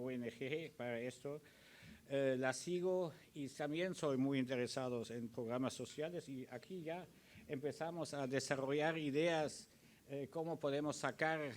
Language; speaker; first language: Spanish; early bilingual, other home language; German